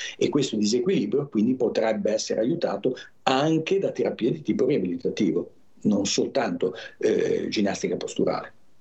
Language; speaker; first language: Italian; native; Italian